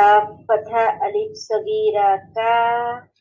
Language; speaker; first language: Arabic; non-native, learner; Bangla